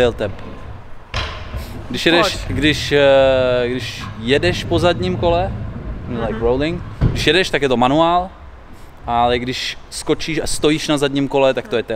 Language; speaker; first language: Czech; native; Czech